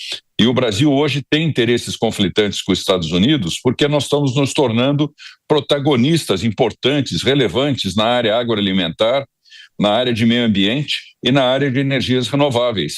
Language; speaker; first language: Portuguese; native; Portuguese